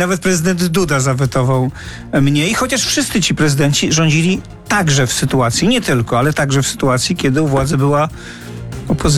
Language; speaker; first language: Polish; native; Polish